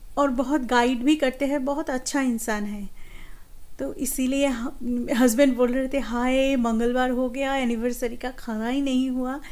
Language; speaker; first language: Hindi; non-native, local second language; Bangla